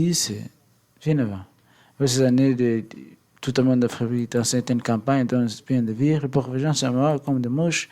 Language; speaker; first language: French; non-native, learner; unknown